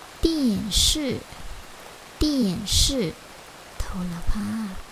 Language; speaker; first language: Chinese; non-native, fluent; Lao